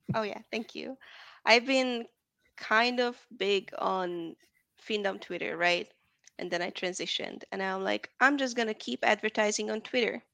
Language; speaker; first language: English; non-native, fluent; Hungarian